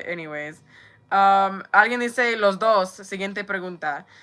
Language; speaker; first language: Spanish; non-native, learner; English